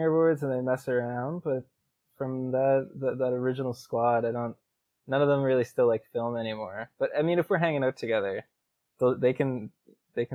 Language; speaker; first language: English; native; English